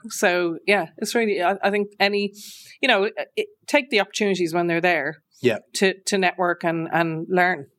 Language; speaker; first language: English; native; English